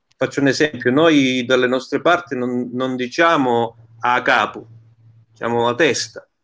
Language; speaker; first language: Italian; early bilingual, heritage; Italian